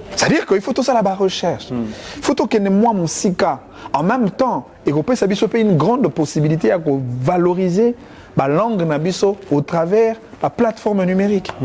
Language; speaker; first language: French; non-native, local second language; Lingala